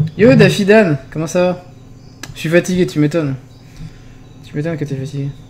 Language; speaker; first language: French; native; French